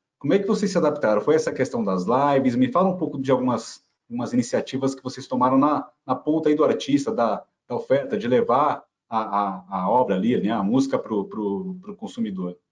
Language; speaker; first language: Portuguese; native; Portuguese